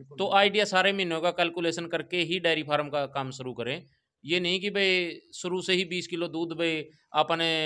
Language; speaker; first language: Hindi; native; Hindi